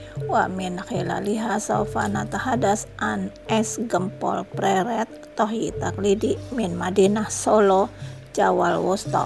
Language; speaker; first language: Arabic; non-native, fluent; Indonesian